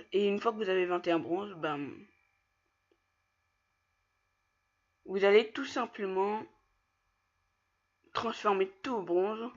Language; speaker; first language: French; native; French